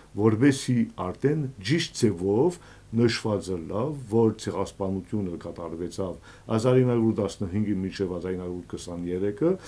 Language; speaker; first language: Armenian; early bilingual, heritage; Armenian